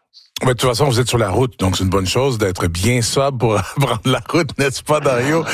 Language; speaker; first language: French; native; French